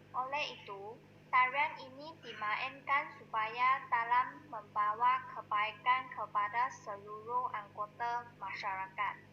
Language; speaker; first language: Malay; non-native, local second language; Chinese